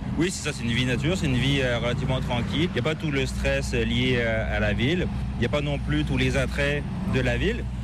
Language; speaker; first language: French; native; French